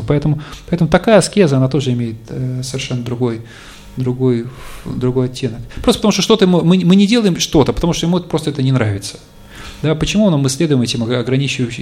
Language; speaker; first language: Russian; native; Russian